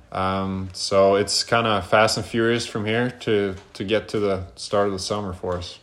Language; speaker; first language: English; non-native, fluent; Norwegian